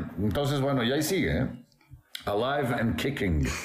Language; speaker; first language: Spanish; native; Spanish